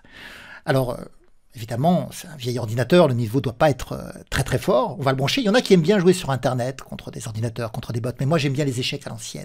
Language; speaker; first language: French; native; French